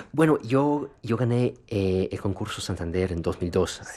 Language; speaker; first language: Spanish; non-native, fluent; Russian